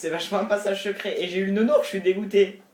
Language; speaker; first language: French; native; French